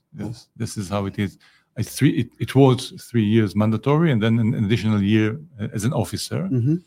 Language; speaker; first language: English; non-native, fluent; Hebrew